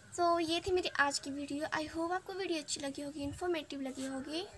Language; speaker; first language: Hindi; native; Hindi